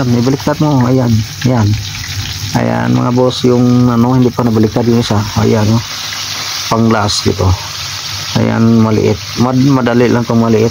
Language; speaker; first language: Filipino; non-native, local second language; Cebuano